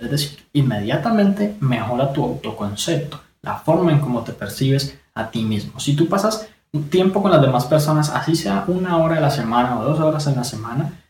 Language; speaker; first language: Spanish; native; Spanish